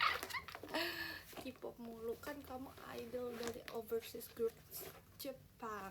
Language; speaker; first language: Indonesian; native; Indonesian